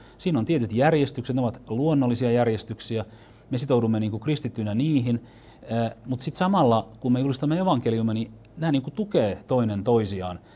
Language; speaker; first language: Finnish; native; Finnish